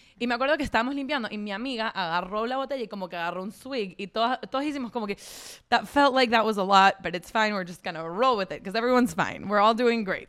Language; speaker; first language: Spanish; native; Spanish